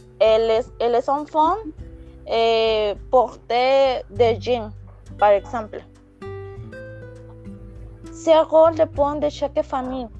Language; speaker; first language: French; non-native, learner; Spanish